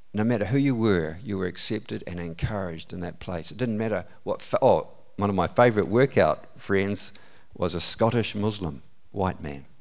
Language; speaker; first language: English; native; English